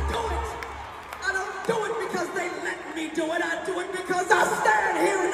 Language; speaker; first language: English; native; English